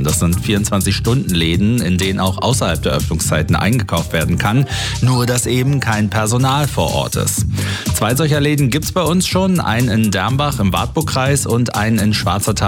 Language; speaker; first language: German; native; German